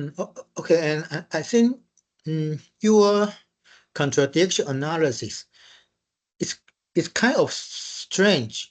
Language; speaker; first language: English; non-native, fluent; Chinese